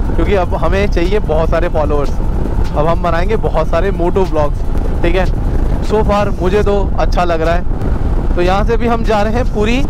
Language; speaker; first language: Hindi; non-native, local second language; Odia